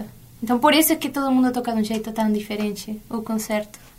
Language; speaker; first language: Portuguese; non-native, fluent; Spanish